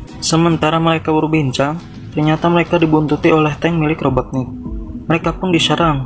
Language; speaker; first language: Indonesian; native; Indonesian